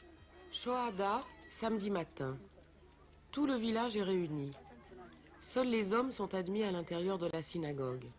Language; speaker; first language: French; native; French